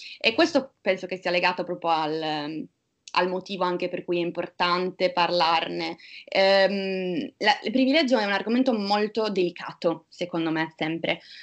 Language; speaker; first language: Italian; native; Italian